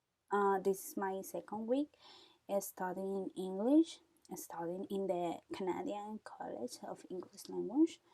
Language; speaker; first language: English; non-native, learner; Spanish